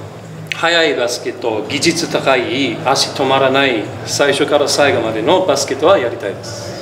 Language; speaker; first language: Japanese; non-native, fluent; English